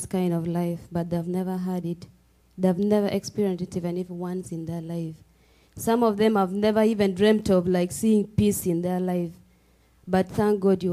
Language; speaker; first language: English; non-native, local second language; Acoli